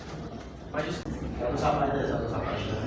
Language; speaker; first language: Indonesian; native; Indonesian